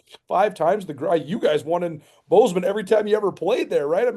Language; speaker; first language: English; native; English